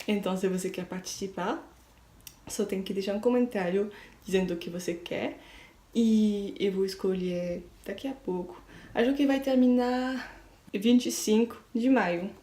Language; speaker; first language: Portuguese; non-native, learner; French